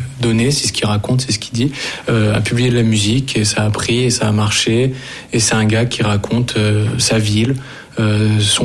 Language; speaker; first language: French; native; French